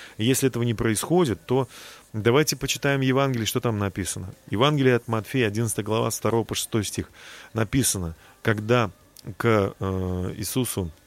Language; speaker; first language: Russian; native; Russian